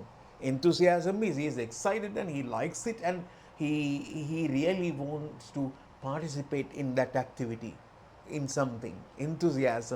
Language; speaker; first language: English; non-native, local second language; Sinhala